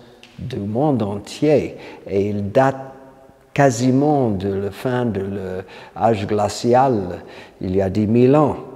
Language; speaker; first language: French; non-native, fluent; English